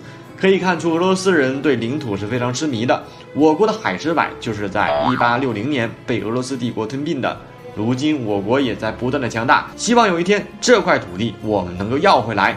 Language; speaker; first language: Chinese; native; Chinese